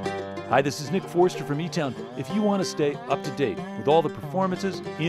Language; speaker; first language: English; native; English